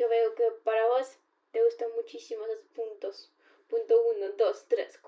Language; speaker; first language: Spanish; non-native, fluent; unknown